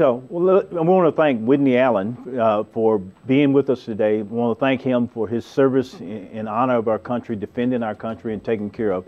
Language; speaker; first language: English; native; English